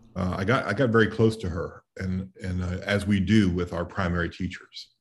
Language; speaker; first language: English; native; English